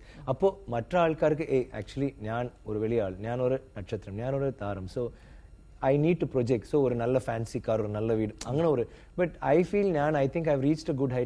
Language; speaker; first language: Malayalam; non-native, learner; Tamil